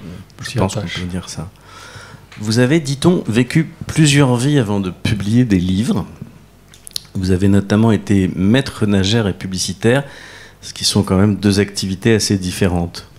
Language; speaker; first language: French; native; French